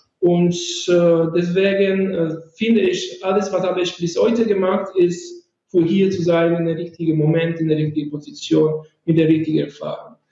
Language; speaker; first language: German; non-native, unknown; Italian